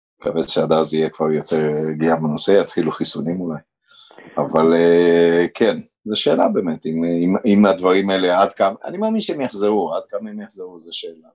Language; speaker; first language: Hebrew; early bilingual, other home language; Romanian